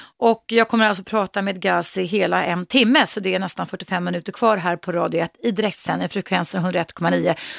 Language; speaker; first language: Swedish; native; Swedish